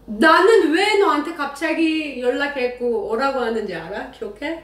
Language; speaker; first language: Korean; non-native, learner; Persian